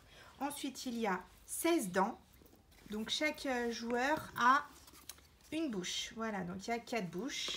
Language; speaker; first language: French; native; French